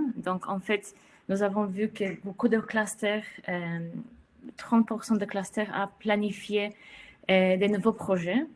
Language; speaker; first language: French; non-native, fluent; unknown